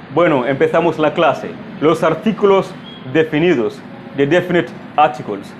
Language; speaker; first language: Spanish; non-native, fluent; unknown